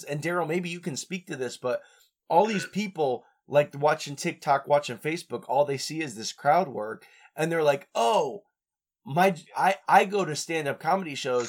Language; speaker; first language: English; native; English